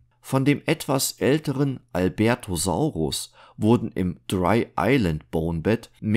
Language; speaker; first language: German; native; German